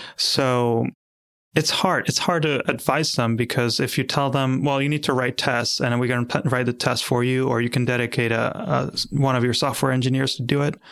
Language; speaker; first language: English; non-native, fluent; Spanish